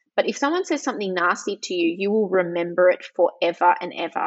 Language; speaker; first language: English; early bilingual, other home language; Greek